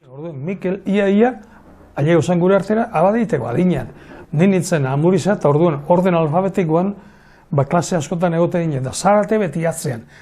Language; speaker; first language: Basque; native; Basque